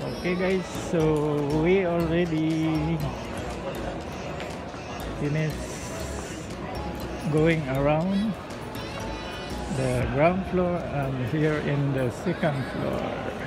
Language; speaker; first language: English; non-native, local second language; Filipino